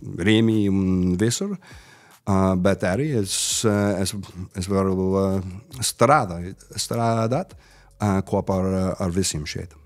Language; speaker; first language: Latvian; non-native, learner; English